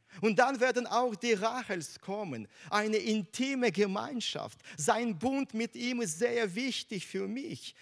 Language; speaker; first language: German; non-native, fluent; Russian